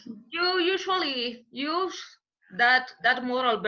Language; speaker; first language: English; non-native, learner; Spanish